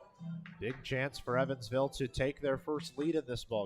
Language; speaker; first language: English; native; English